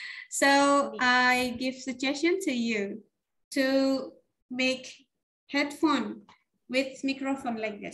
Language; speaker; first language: English; non-native, fluent; Indonesian